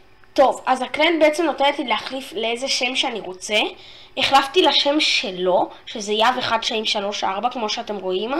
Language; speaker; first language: Hebrew; native; Hebrew